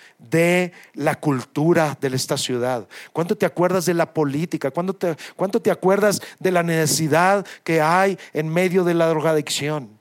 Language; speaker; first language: Spanish; native; Spanish